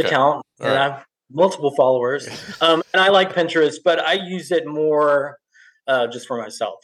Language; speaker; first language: English; native; English